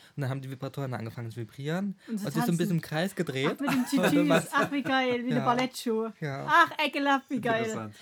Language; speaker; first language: German; non-native, fluent; English